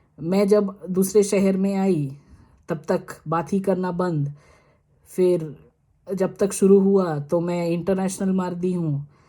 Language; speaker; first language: Hindi; native; Hindi